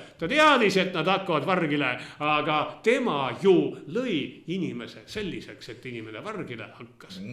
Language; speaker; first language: Estonian; non-native, local second language; Russian